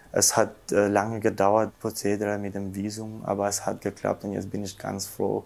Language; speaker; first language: German; non-native, fluent; Albanian